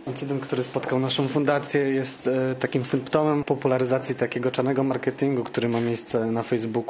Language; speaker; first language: Polish; native; Polish